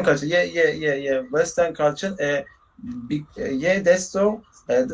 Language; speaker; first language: English; non-native, learner; Turkish